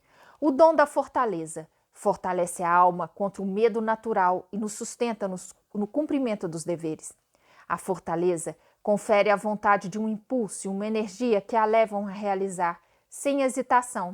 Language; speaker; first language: Portuguese; native; Portuguese